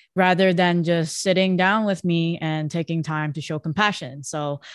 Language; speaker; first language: English; early bilingual, other home language; Korean